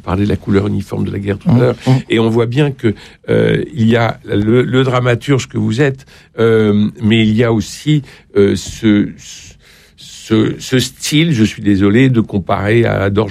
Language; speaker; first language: French; native; French